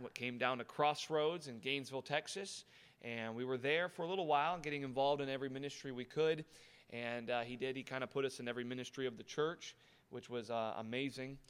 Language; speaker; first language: English; early bilingual, other home language; German